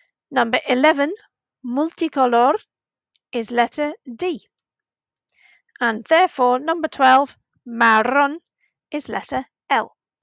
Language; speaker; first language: English; native; English